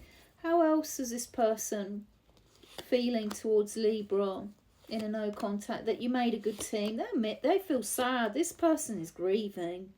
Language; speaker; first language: English; native; English